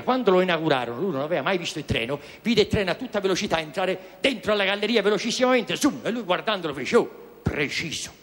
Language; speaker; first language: Italian; native; Italian